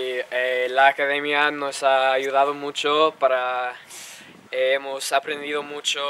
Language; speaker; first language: Spanish; non-native, learner; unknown